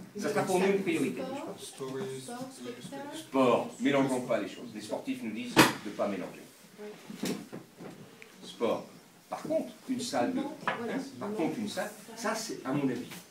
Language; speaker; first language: French; native; French